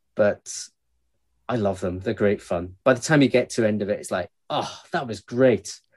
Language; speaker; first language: English; native; English